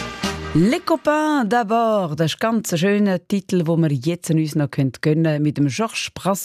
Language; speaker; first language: German; native; German